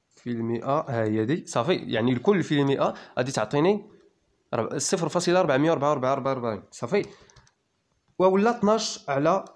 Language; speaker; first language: Arabic; native; Arabic